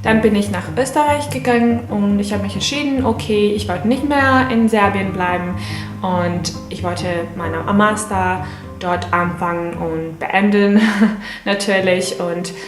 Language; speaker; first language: German; non-native, fluent; Serbian